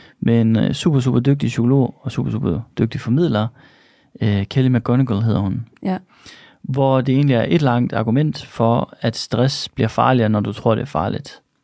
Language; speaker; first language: Danish; native; Danish